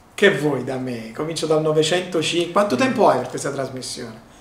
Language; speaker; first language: Italian; native; Italian